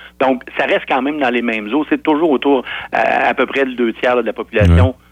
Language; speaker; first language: French; native; French